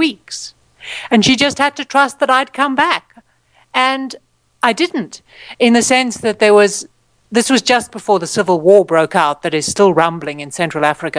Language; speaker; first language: English; native; English